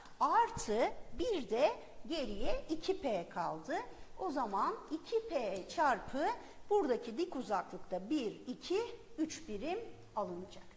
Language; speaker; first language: Turkish; native; Turkish